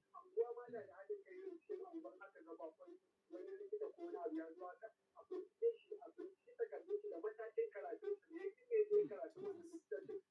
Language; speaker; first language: Hausa; non-native, local second language; Fula